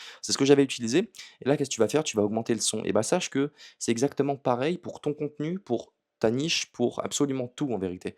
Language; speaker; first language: French; native; French